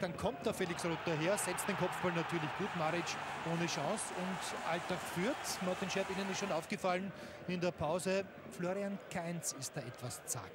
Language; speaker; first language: German; native; German